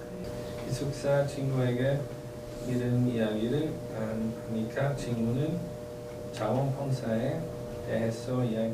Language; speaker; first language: Korean; non-native, learner; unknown